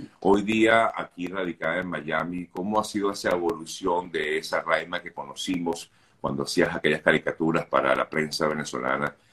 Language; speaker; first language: Spanish; native; Spanish